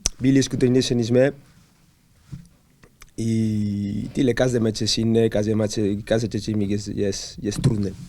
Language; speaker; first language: Polish; non-native, learner; Spanish